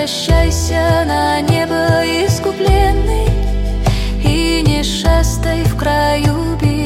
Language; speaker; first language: Russian; native; Russian